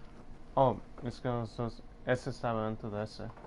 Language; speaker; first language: Spanish; early bilingual, heritage; Spanish